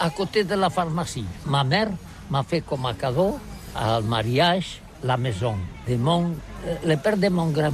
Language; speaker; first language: French; non-native, learner; Catalan